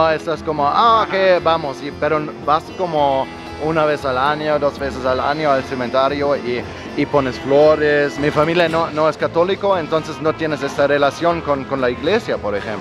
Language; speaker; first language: Spanish; non-native, fluent; German